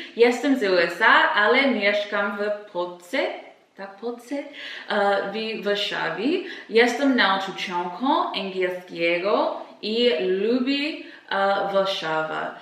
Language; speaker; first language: Polish; non-native, learner; English